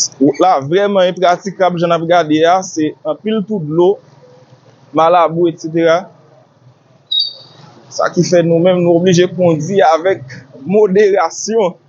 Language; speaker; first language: Haitian Creole; native; Haitian Creole